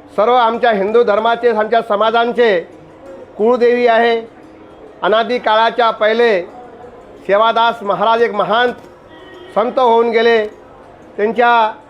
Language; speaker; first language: Marathi; non-native, local second language; Lambadi